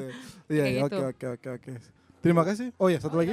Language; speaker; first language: Indonesian; native; Indonesian